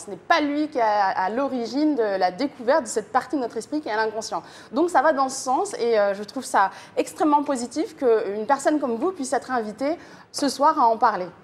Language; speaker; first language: French; native; French